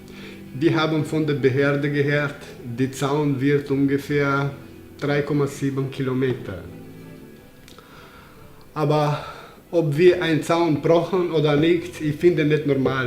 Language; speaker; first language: German; non-native, fluent; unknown